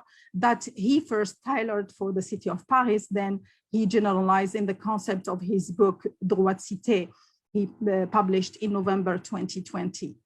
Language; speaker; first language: English; non-native, local second language; Arabic